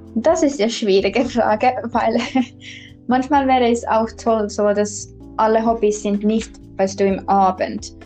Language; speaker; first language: German; non-native, learner; Finnish